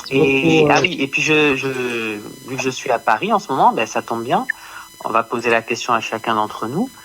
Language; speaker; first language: French; native; French